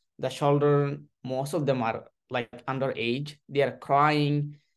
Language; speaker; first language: English; non-native, learner; Rohingya